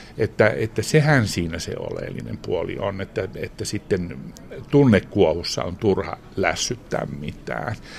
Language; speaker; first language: Finnish; native; Finnish